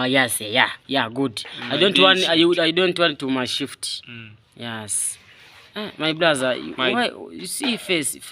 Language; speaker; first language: English; non-native, learner; Swahili